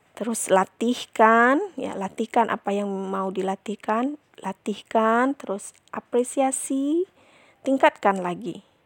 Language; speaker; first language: Indonesian; non-native, local second language; Minangkabau